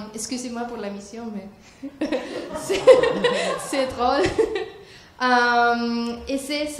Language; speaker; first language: French; non-native, learner; Spanish